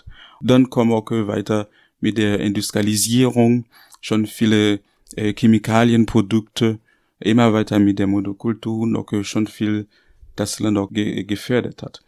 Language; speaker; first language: German; non-native, learner; Haitian Creole